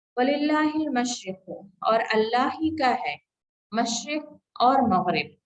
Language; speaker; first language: Urdu; native; Urdu